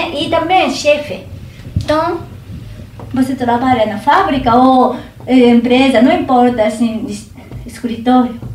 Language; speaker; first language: Portuguese; non-native, learner; Japanese